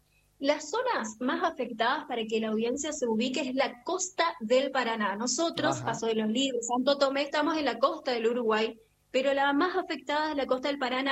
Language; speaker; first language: Spanish; native; Spanish